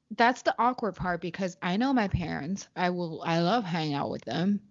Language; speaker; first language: English; non-native, fluent; Chinese